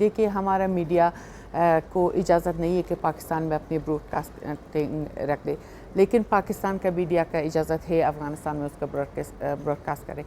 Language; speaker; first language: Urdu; non-native, fluent; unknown